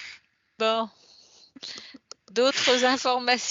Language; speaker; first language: French; native; French